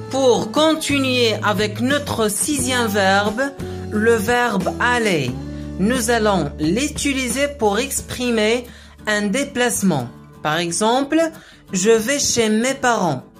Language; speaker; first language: French; non-native, local second language; Arabic